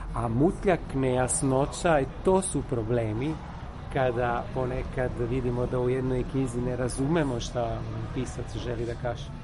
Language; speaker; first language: Serbian; non-native, fluent; Italian